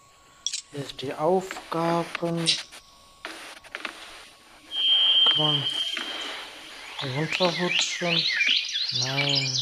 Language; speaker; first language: German; non-native, learner; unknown